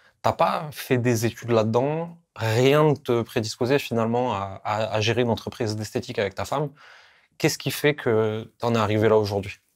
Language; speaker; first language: French; native; French